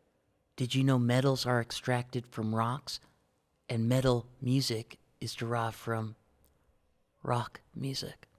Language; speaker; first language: English; native; English